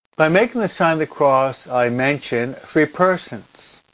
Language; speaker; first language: English; native; English